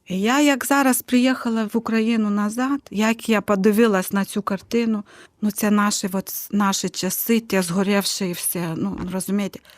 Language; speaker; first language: Ukrainian; non-native, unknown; Lithuanian